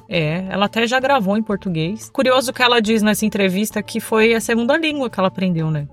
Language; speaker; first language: Portuguese; native; Portuguese